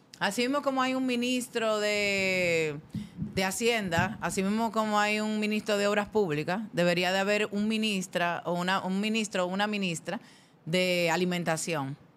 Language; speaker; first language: Spanish; native; Spanish